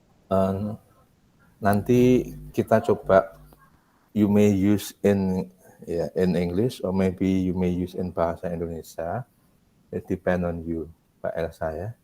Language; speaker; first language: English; non-native, learner; Indonesian